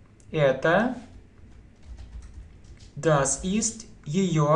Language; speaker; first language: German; non-native, fluent; Russian